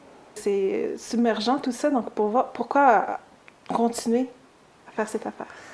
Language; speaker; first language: French; native; French